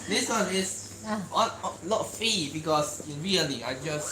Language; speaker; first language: English; non-native, learner; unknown